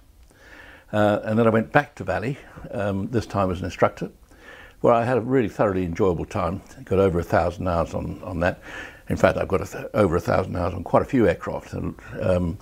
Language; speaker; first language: English; native; English